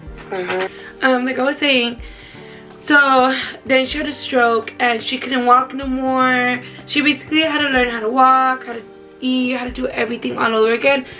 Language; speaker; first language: English; early bilingual, other home language; Spanish